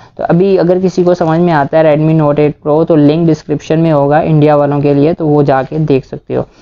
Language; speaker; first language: Urdu; native; Urdu